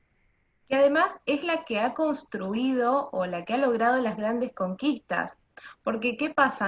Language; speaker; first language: Spanish; native; Spanish